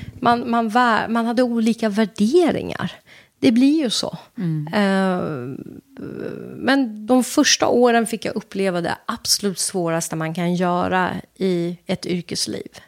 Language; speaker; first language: Swedish; non-native, fluent; Persian